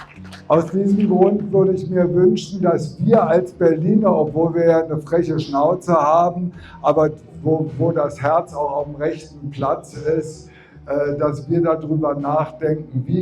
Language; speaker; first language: German; native; German